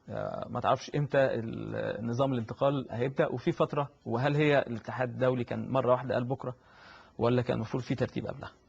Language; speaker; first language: Arabic; native; Arabic